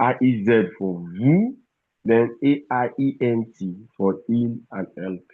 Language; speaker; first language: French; non-native, fluent; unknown